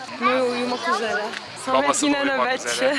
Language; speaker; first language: Turkish; native; Turkish